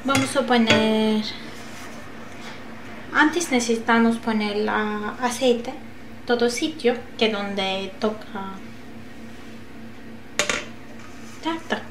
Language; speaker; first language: Spanish; non-native, learner; Turkish